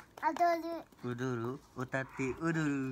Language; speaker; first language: Japanese; non-native, learner; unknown